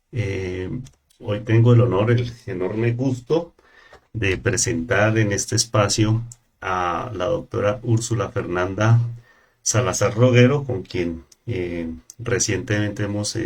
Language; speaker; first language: Spanish; native; Spanish